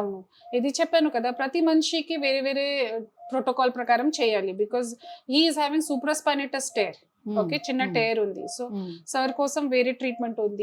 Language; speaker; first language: Telugu; non-native, fluent; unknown